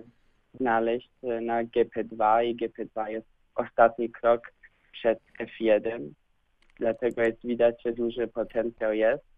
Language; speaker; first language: Polish; early bilingual, heritage; Polish